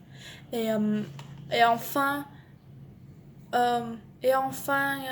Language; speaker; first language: French; non-native, learner; Vietnamese